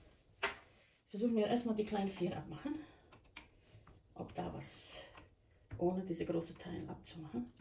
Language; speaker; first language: German; non-native, fluent; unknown